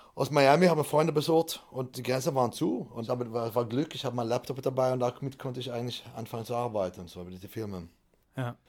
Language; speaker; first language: German; non-native, fluent; Swedish